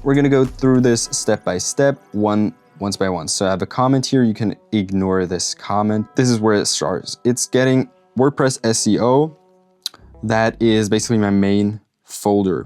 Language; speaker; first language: English; non-native, fluent; German